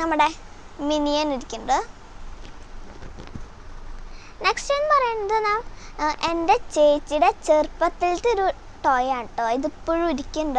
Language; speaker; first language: Malayalam; native; Malayalam